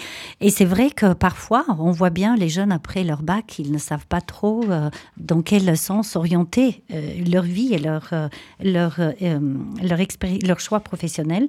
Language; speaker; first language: French; native; French